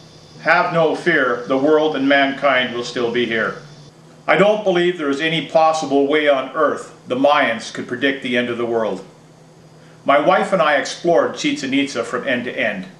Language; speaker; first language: English; native; English